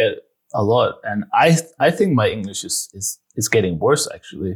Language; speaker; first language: English; non-native, fluent; Danish